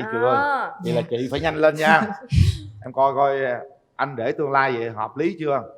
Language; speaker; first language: Vietnamese; native; Vietnamese